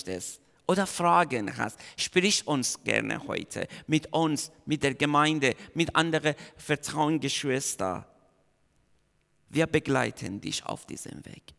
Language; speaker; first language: German; non-native, fluent; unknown